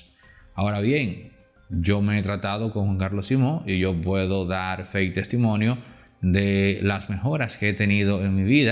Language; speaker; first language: Spanish; native; Spanish